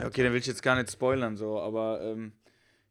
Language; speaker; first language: German; native; German